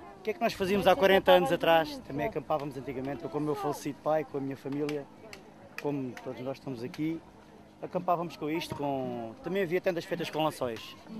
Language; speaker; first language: Portuguese; native; Portuguese